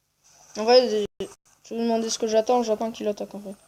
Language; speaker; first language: French; native; French